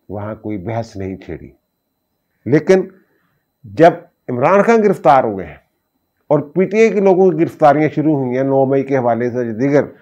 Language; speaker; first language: Urdu; non-native, local second language; Punjabi